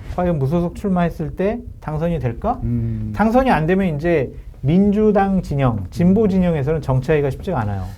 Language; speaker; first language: Korean; native; Korean